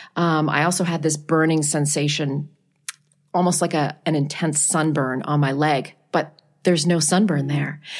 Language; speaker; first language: English; native; English